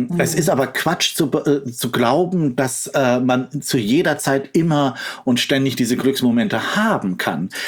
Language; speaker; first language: German; native; German